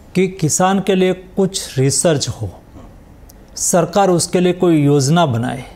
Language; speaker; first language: Hindi; non-native, local second language; Gujarati